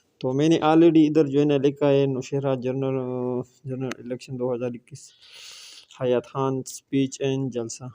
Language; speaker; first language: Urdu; non-native, local second language; Pashto